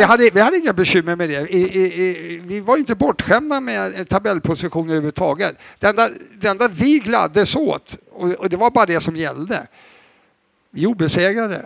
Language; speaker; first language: Swedish; native; Swedish